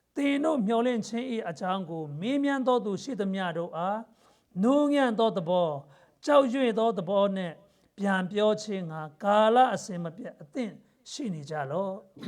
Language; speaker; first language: Burmese; non-native, local second language; Hakha Chin